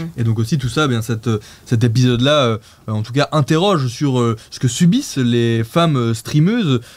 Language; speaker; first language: French; native; French